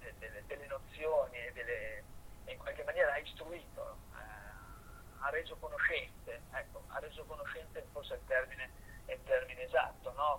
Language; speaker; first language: Italian; native; Italian